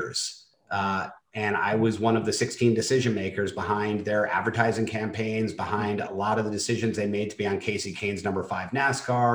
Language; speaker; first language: English; native; English